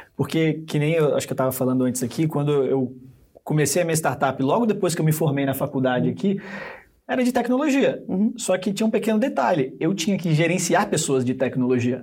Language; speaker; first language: Portuguese; native; Portuguese